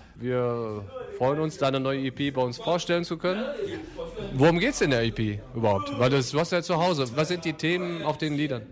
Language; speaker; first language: German; native; German